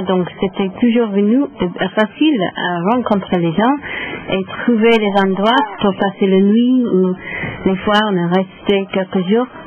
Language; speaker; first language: French; non-native, learner; English